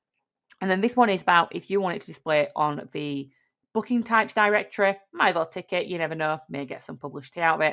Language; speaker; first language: English; native; English